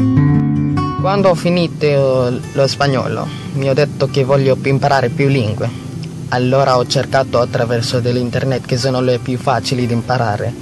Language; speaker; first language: Italian; non-native, learner; Filipino